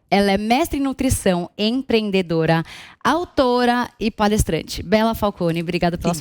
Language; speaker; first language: Portuguese; native; Portuguese